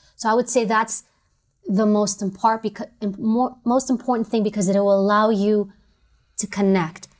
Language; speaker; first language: English; native; English